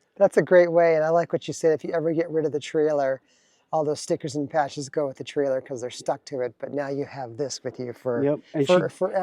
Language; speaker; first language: English; native; English